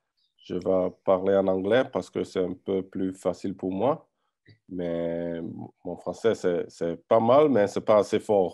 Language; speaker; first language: French; non-native, learner; English